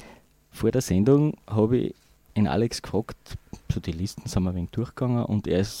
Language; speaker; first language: German; native; German